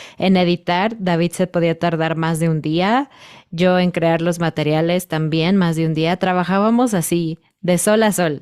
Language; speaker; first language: Spanish; native; Spanish